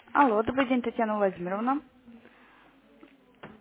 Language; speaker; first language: Russian; native; Russian